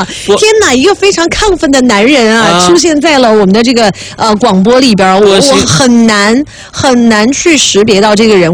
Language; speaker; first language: Chinese; native; Chinese